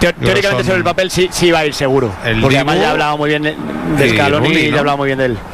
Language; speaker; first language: Spanish; native; Spanish